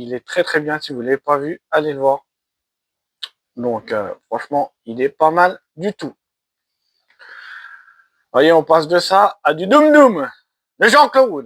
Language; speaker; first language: French; native; French